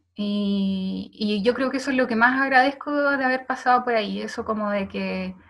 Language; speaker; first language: Spanish; native; Spanish